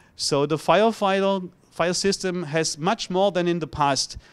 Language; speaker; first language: English; non-native, fluent; German